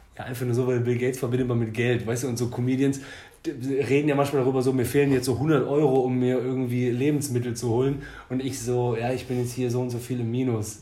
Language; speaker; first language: German; native; German